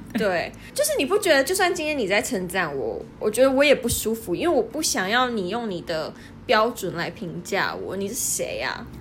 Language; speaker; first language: Chinese; non-native, local second language; Min Nan Chinese